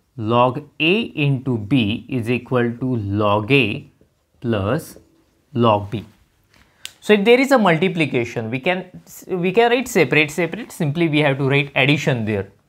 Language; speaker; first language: English; non-native, local second language; Marathi